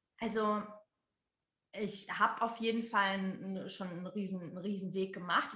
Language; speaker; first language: German; early bilingual, other home language; Russian